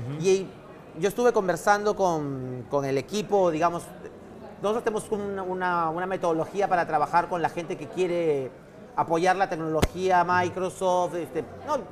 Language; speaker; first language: Spanish; native; Spanish